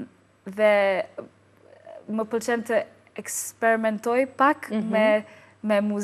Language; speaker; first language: Albanian; non-native, learner; English